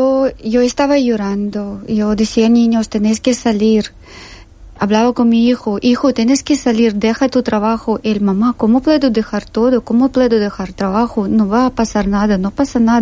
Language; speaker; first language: Spanish; non-native, learner; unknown